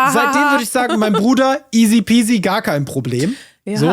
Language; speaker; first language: German; native; German